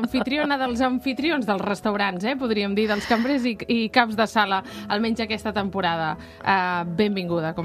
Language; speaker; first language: Catalan; native; Catalan